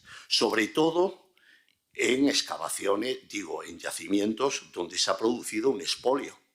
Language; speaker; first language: Spanish; native; Spanish